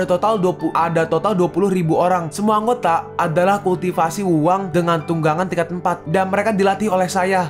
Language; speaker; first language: Indonesian; native; Indonesian